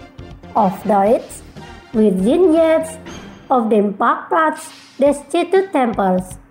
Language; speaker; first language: German; non-native, learner; Indonesian